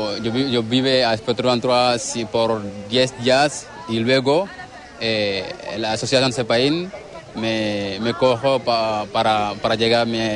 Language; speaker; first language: Spanish; non-native, learner; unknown